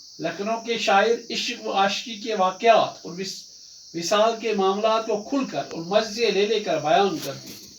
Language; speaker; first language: Urdu; native; Urdu